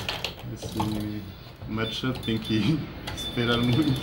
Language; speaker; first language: Portuguese; non-native, learner; French